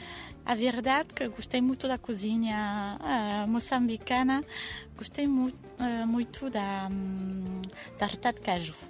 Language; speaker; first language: Portuguese; non-native, fluent; French